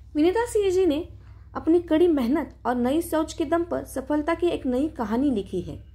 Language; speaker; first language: Hindi; non-native, local second language; Marathi